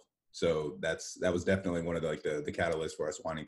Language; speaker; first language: English; native; English